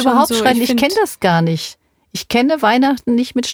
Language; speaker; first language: German; native; German